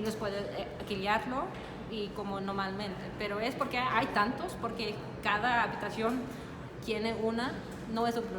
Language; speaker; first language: Spanish; non-native, learner; Danish